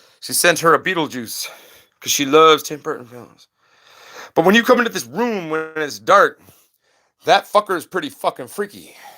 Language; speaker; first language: English; native; English